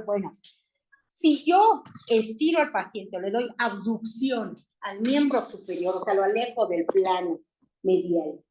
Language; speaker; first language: Spanish; native; Spanish